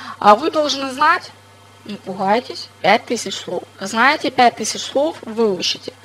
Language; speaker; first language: Russian; non-native, fluent; English